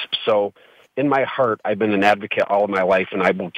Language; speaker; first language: English; native; English